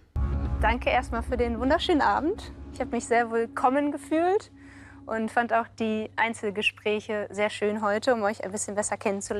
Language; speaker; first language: German; native; German